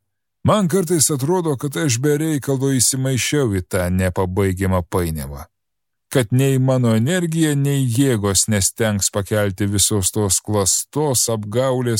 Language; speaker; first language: Lithuanian; native; Lithuanian